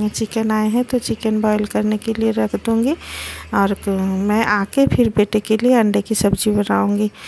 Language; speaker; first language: Hindi; non-native, local second language; Bangla